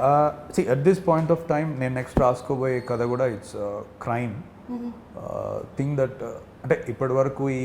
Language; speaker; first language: Telugu; native; Telugu